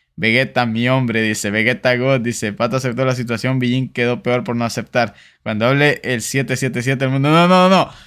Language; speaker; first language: Spanish; native; Spanish